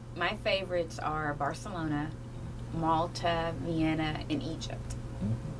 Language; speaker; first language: English; native; English